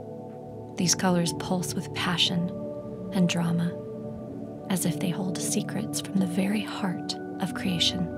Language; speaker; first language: English; native; English